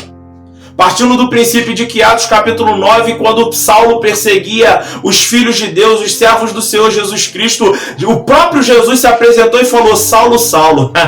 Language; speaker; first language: Portuguese; native; Portuguese